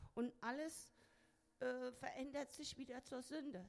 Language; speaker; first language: German; non-native, fluent; Spanish